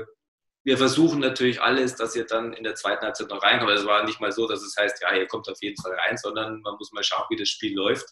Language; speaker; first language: German; native; German